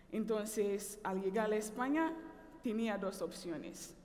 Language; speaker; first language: Spanish; non-native, fluent; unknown